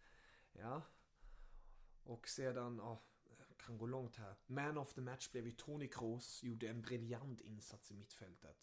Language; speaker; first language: Swedish; early bilingual, other home language; German